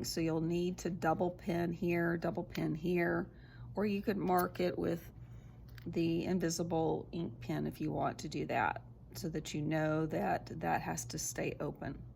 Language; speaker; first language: English; native; English